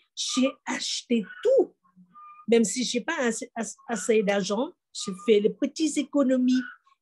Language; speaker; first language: French; non-native, fluent; Thai